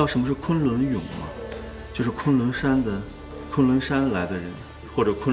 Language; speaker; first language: Chinese; native; Chinese